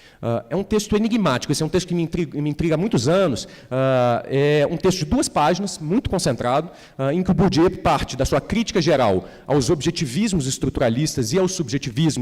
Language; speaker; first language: Portuguese; native; Portuguese